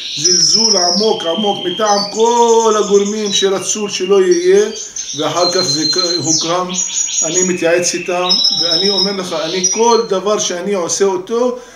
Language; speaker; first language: Hebrew; non-native, local second language; Arabic